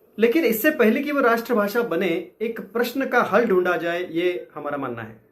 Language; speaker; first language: Hindi; non-native, local second language; Marathi